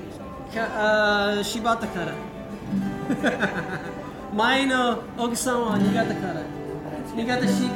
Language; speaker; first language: Japanese; non-native, learner; English